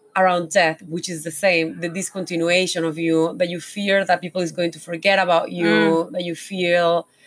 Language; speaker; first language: English; non-native, fluent; Spanish